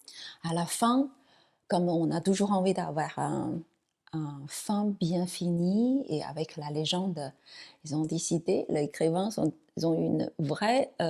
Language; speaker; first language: French; non-native, fluent; Chinese